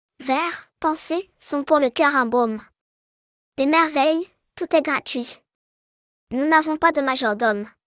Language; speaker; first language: French; non-native, local second language; Arabic